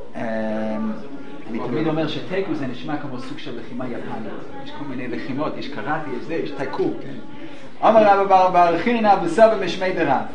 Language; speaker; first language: Hebrew; non-native, fluent; English